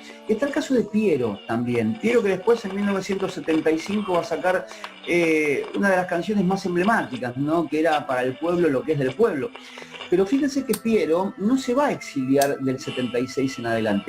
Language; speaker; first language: Spanish; native; Spanish